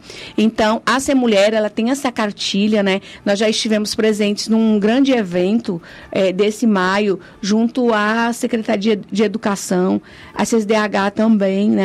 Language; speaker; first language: Portuguese; native; Portuguese